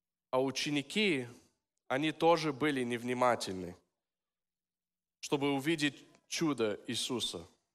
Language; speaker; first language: Russian; early bilingual, heritage; Russian